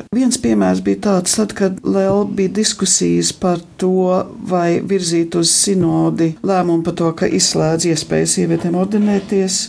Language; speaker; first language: Latvian; early bilingual, heritage; Latvian